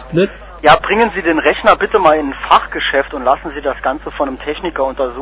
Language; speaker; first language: German; native; German